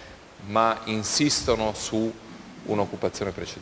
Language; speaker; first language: Italian; native; Italian